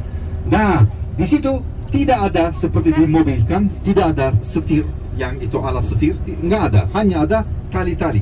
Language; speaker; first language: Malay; non-native, fluent; Turkish